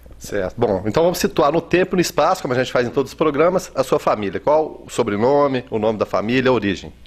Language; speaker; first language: Portuguese; native; Portuguese